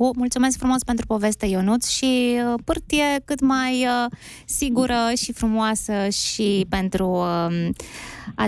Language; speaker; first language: Romanian; native; Romanian